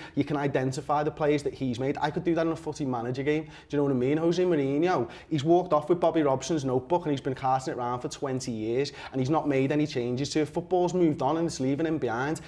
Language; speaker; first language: English; native; English